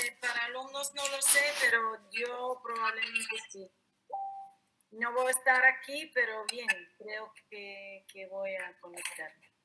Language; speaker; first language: Spanish; non-native, fluent; Bulgarian